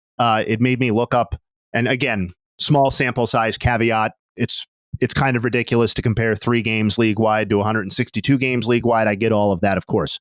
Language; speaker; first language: English; native; English